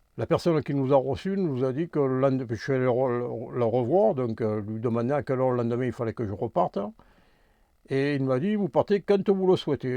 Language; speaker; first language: French; native; French